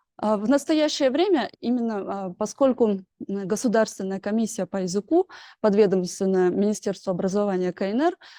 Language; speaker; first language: Russian; native; Russian